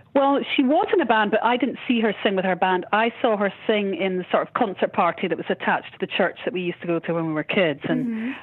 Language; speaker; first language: English; native; English